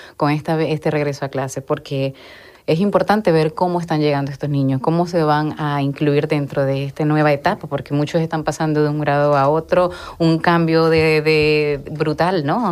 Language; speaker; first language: Spanish; native; Spanish